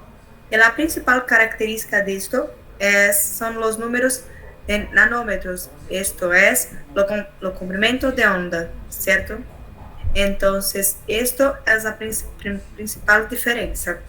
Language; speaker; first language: Spanish; non-native, learner; Portuguese